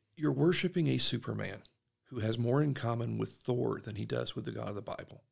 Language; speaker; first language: English; native; English